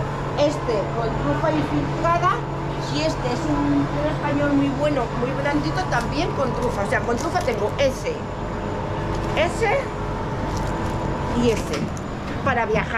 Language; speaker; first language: Spanish; native; Spanish